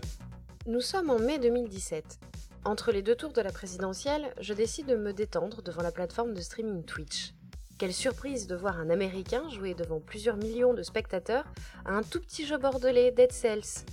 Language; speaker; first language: French; native; French